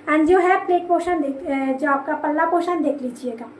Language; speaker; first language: Hindi; non-native, local second language; Bangla